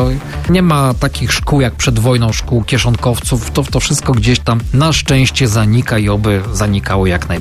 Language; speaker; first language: Polish; native; Polish